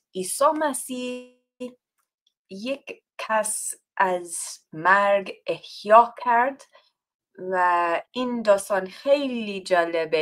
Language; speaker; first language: Persian; non-native, fluent; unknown